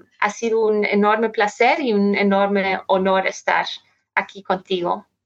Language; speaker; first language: Spanish; non-native, fluent; German